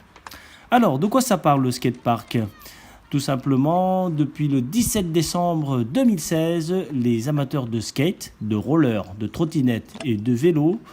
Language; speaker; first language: French; native; French